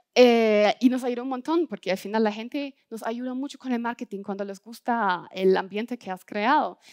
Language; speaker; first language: Spanish; non-native, fluent; German